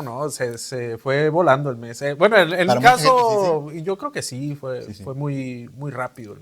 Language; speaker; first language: Spanish; native; Spanish